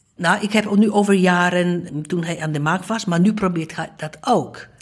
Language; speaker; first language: Dutch; non-native, fluent; Polish